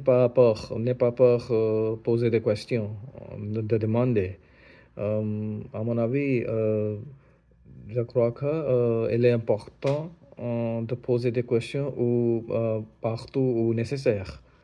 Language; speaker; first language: French; non-native, learner; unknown